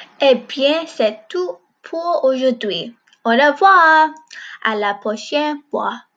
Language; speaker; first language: French; non-native, learner; English